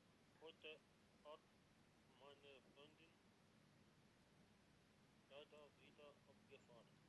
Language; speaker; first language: German; non-native, learner; Macedonian